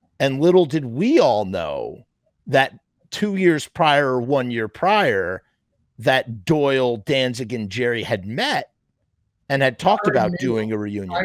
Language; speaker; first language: English; native; English